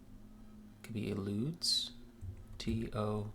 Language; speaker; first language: English; native; English